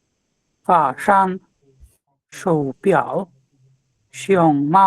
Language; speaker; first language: Chinese; non-native, learner; Bangla